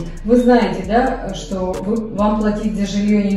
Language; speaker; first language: Russian; native; Russian